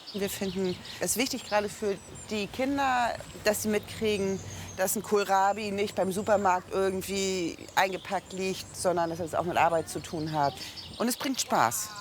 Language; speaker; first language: German; native; German